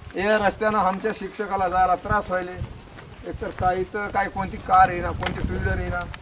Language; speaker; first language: Marathi; non-native, local second language; Lambadi